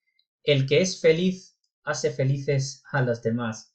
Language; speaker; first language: Spanish; non-native, fluent; Urdu